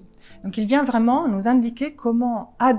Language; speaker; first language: French; non-native, fluent; Italian